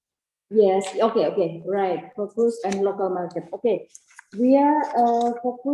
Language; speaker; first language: English; non-native, learner; Indonesian